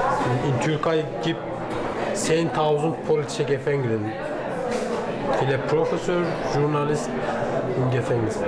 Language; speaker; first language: German; non-native, learner; Turkish